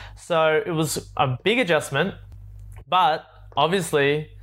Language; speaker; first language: English; native; English